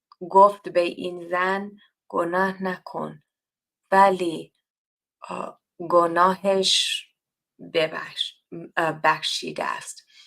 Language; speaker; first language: Persian; non-native, learner; English